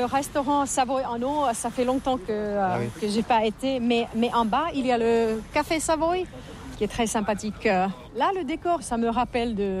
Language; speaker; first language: French; non-native, fluent; Finnish